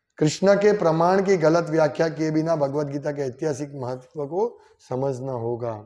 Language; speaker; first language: Hindi; non-native, local second language; Gujarati